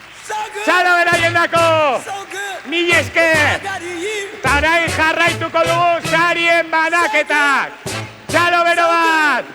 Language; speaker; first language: Basque; non-native, local second language; Spanish